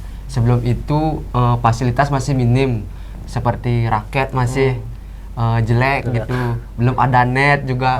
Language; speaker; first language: Indonesian; non-native, local second language; Balinese